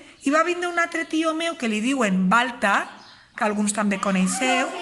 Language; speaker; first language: Catalan; native; Catalan